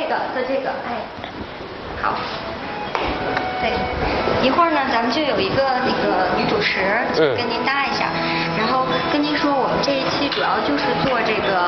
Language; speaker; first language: Chinese; native; Chinese